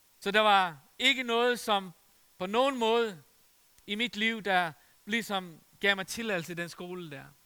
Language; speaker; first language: Danish; non-native, fluent; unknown